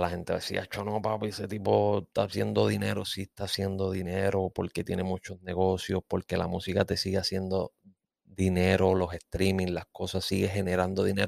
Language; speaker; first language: Spanish; native; Spanish